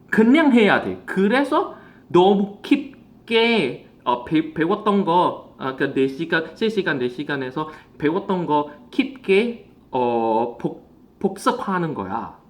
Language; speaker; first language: Korean; non-native, fluent; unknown